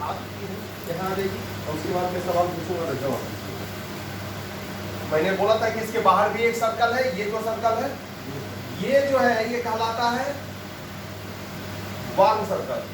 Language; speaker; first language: Hindi; native; Hindi